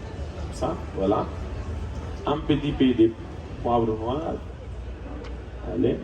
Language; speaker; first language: French; non-native, learner; Italian